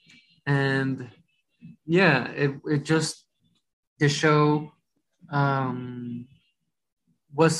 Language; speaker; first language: English; early bilingual, other home language; Spanish